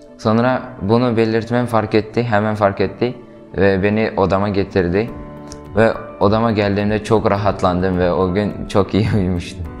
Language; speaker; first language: Turkish; non-native, fluent; Uyghur